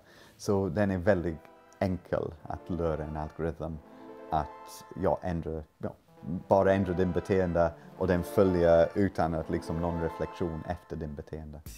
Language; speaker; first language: Swedish; non-native, fluent; English